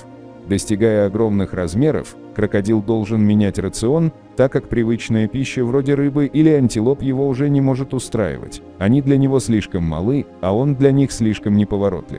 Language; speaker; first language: Russian; native; Russian